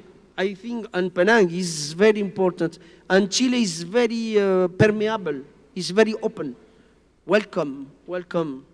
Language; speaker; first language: English; non-native, learner; Spanish